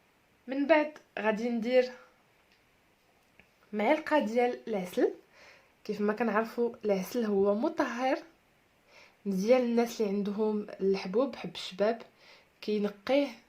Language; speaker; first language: Arabic; native; Arabic